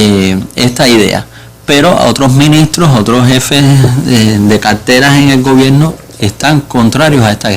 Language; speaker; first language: Spanish; native; Spanish